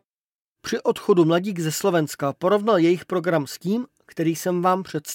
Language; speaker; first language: Czech; native; Czech